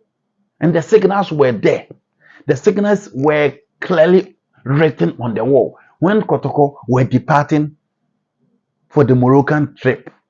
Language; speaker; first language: English; non-native, local second language; Akan